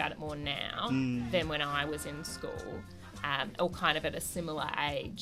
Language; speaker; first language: English; native; English